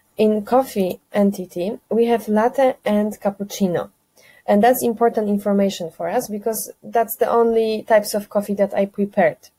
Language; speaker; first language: English; non-native, fluent; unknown